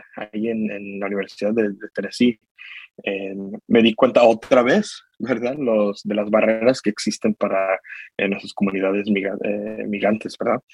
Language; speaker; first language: Spanish; early bilingual, heritage; Spanish